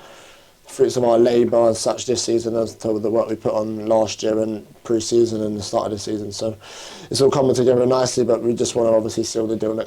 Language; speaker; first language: English; native; English